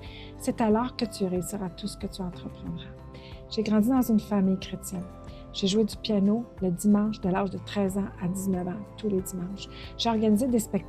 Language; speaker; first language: French; native; French